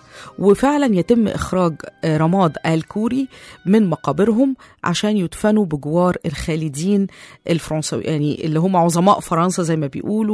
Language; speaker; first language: Arabic; native; Arabic